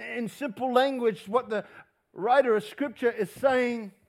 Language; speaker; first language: English; native; English